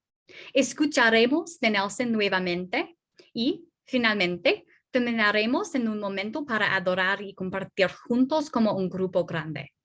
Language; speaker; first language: Spanish; non-native, fluent; English